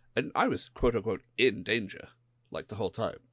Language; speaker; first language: English; native; English